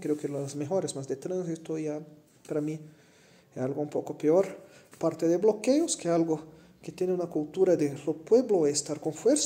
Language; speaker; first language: Spanish; non-native, fluent; Portuguese